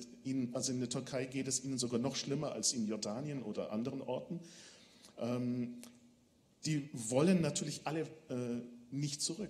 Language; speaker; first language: German; non-native, fluent; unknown